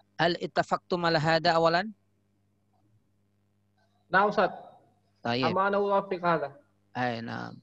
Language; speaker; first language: Arabic; non-native, fluent; Indonesian